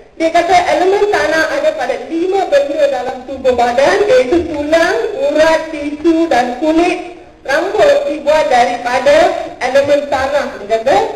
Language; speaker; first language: Malay; non-native, local second language; Tamil